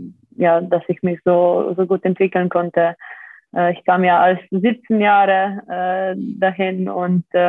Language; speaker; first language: German; non-native, fluent; Slovenian